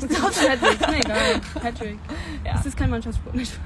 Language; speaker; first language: German; native; German